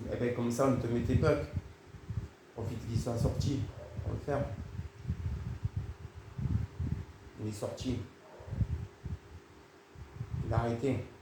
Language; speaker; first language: French; native; French